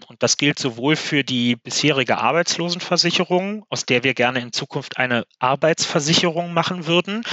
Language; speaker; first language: German; native; German